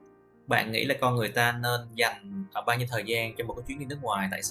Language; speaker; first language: Vietnamese; native; Vietnamese